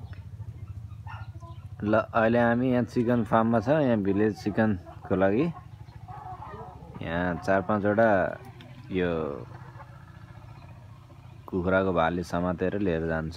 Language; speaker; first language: Nepali; native; Nepali